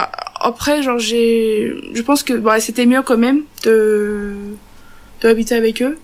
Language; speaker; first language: French; non-native, learner; Turkish